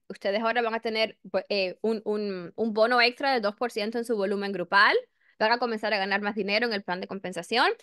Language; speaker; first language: Spanish; early bilingual, heritage; Spanish